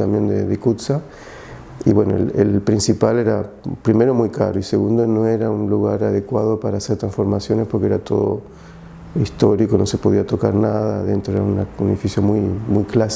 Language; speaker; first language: Spanish; native; Spanish